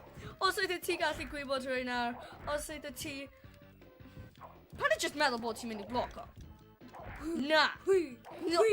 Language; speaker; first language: Welsh; non-native, local second language; English